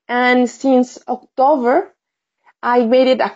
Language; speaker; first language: English; non-native, learner; Spanish